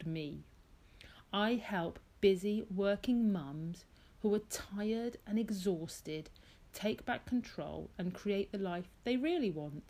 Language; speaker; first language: English; native; English